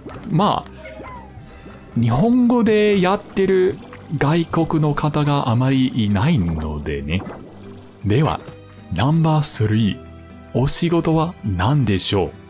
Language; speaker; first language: Japanese; non-native, fluent; English